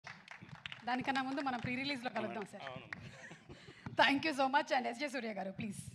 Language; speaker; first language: Telugu; native; Telugu